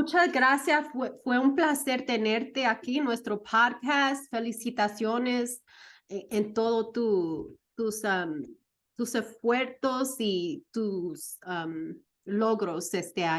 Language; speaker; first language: Spanish; early bilingual, heritage; Spanish